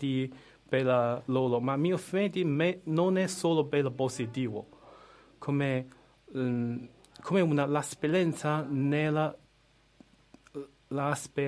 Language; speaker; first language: Italian; non-native, learner; Chinese